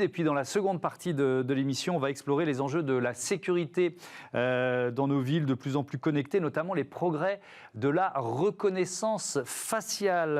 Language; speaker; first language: French; native; French